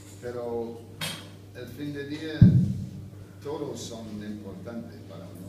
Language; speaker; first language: Spanish; non-native, fluent; English